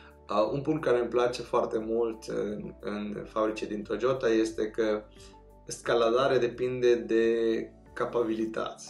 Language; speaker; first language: Romanian; non-native, fluent; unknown